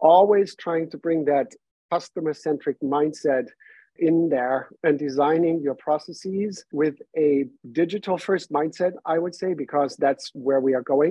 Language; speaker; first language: English; non-native, fluent; German